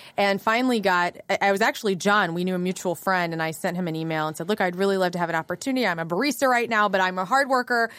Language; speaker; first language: English; native; English